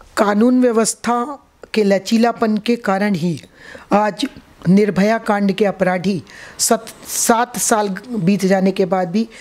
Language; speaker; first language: Hindi; native; Hindi